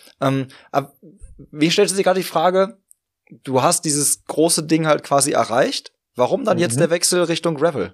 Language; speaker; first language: German; native; German